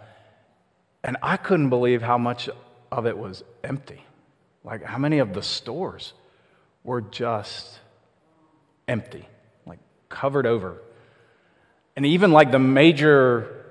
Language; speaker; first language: English; native; English